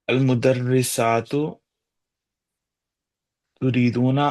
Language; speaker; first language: Arabic; non-native, learner; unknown